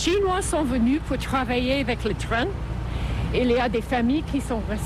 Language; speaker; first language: French; non-native, fluent; English